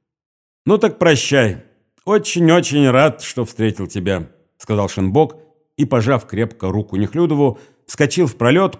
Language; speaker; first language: Russian; native; Russian